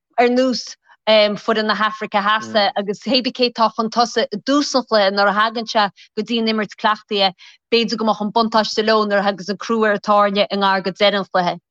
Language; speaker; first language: Irish; native; Irish